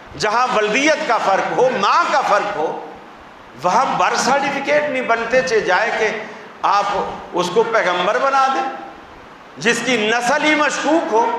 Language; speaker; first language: Urdu; non-native, local second language; Punjabi